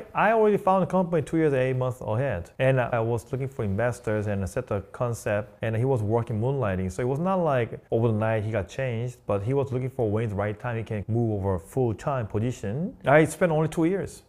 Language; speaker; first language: English; non-native, fluent; Korean